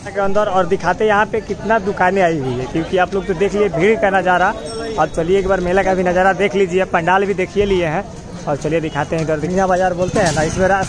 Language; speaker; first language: Hindi; non-native, local second language; Bhojpuri